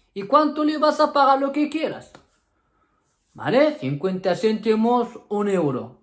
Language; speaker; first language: Spanish; non-native, fluent; Arabic